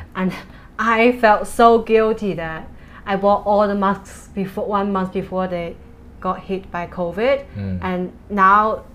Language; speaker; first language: English; non-native, fluent; Chinese